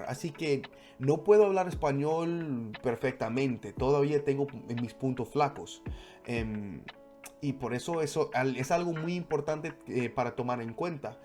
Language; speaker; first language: Spanish; non-native, fluent; English